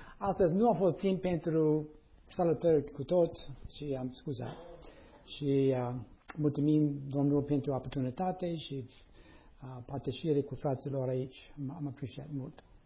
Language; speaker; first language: Romanian; non-native, learner; English